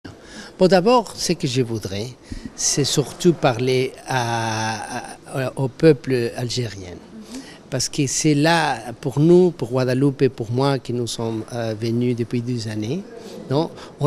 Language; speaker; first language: French; non-native, fluent; Spanish